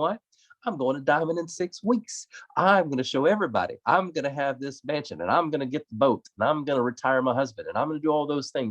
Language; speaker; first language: English; native; English